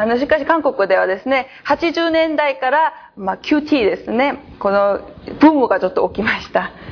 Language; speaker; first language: Japanese; non-native, fluent; Korean